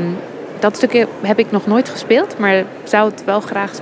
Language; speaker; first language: Dutch; non-native, fluent; English